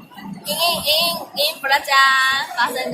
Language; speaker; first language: Indonesian; non-native, learner; Chinese